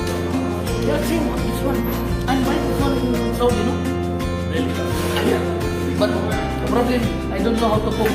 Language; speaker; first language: English; non-native, learner; Filipino